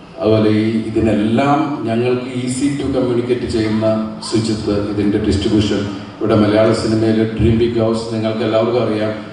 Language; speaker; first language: Malayalam; native; Malayalam